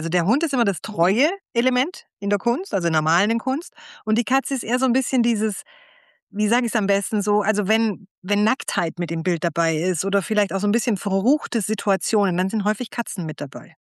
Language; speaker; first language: German; native; German